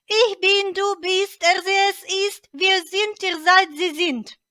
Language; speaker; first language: German; non-native, fluent; Ukrainian